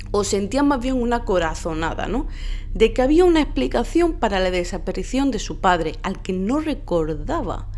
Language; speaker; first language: Spanish; native; Spanish